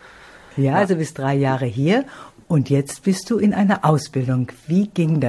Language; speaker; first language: German; native; German